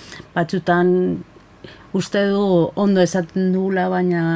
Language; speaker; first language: Basque; non-native, local second language; Spanish